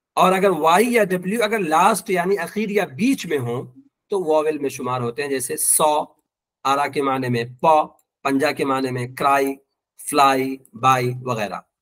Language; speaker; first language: Urdu; native; Urdu